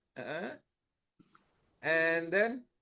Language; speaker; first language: English; non-native, fluent; Indonesian